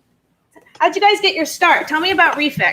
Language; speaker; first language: English; native; English